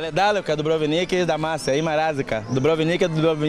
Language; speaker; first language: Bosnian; non-native, learner; Portuguese